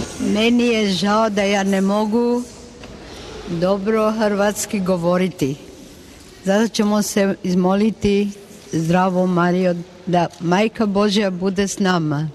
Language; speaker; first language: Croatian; non-native, local second language; Albanian